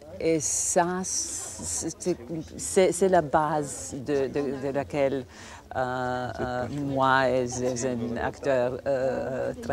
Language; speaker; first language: French; non-native, fluent; Croatian